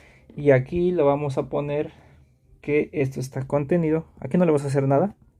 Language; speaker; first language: Spanish; native; Spanish